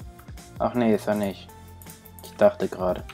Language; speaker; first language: German; native; German